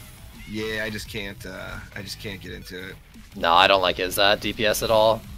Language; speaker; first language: English; native; English